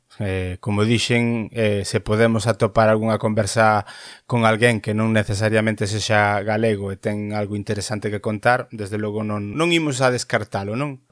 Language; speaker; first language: Galician; native; Galician